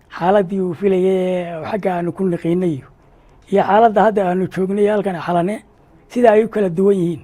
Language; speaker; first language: Somali; native; Somali